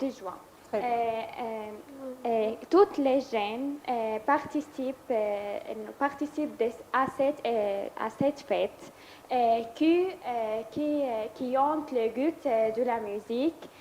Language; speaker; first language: French; non-native, learner; Arabic